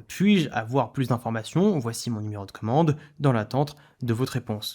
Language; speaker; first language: French; native; French